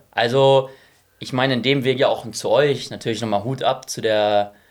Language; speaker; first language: German; native; German